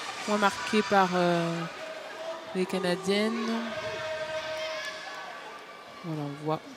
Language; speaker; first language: French; native; French